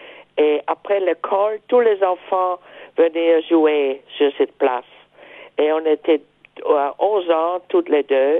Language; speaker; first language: French; non-native, fluent; German